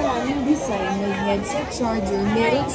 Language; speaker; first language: Filipino; native; Filipino